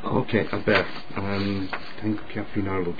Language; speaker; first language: Spanish; non-native, fluent; English